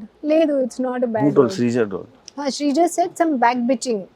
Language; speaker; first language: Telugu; non-native, local second language; Hindi